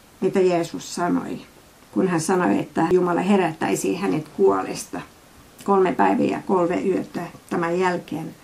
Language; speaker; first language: Finnish; non-native, fluent; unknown